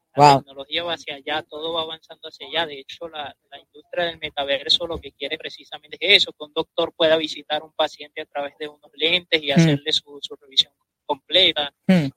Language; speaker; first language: Spanish; native; Spanish